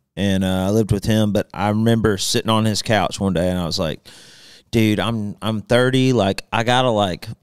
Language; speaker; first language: English; native; English